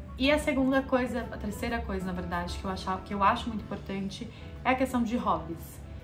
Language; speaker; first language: Portuguese; native; Portuguese